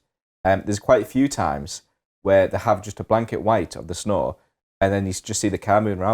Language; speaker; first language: English; native; English